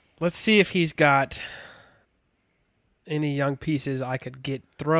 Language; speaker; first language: English; native; English